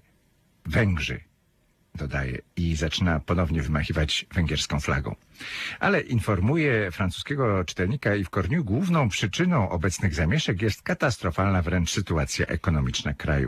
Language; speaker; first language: Polish; native; Polish